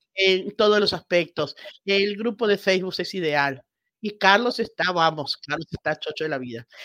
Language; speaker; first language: Spanish; native; Spanish